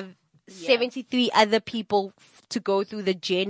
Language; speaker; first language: English; non-native, local second language; Tswana